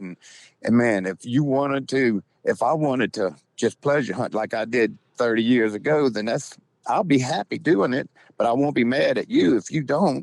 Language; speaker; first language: English; native; English